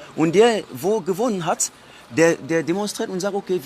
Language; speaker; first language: German; non-native, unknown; French